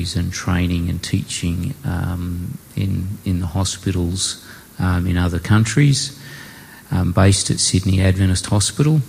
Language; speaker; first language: English; native; English